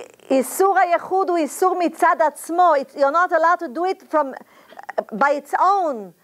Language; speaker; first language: English; non-native, fluent; Hebrew